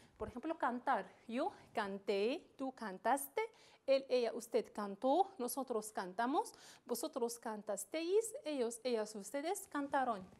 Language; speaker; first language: Spanish; non-native, fluent; Arabic